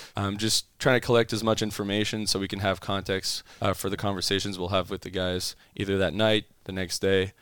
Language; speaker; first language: English; non-native, fluent; French